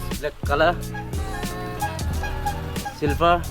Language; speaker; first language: English; non-native, learner; Indonesian